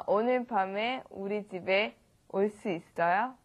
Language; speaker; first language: Korean; non-native, learner; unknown